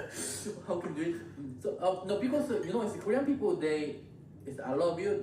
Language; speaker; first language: English; non-native, learner; Korean